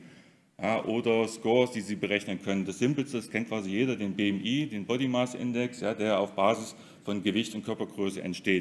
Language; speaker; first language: German; native; German